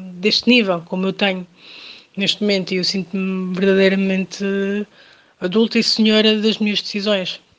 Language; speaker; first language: Portuguese; early bilingual, other home language; Kabuverdianu